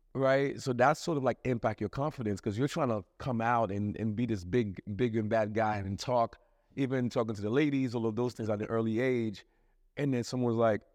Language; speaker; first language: English; non-native, fluent; Haitian Creole